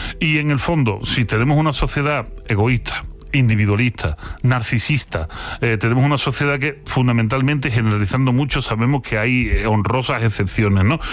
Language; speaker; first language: Spanish; native; Spanish